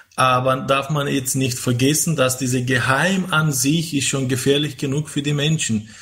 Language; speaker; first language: German; non-native, fluent; Romanian